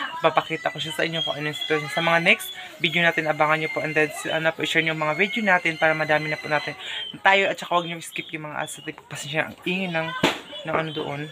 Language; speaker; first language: Filipino; non-native, local second language; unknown